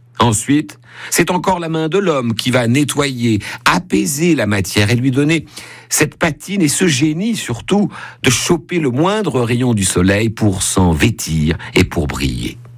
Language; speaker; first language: French; native; French